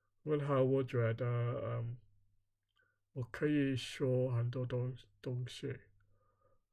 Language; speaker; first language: Chinese; non-native, learner; English